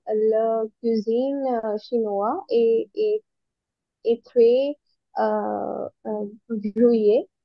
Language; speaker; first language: French; non-native, learner; Hindi